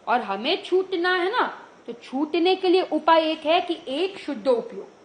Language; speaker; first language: Hindi; non-native, local second language; Gujarati